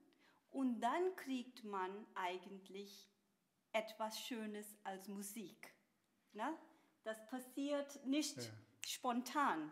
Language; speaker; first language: German; non-native, fluent; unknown